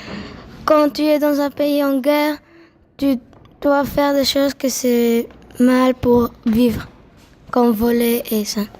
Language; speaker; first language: French; non-native, learner; Spanish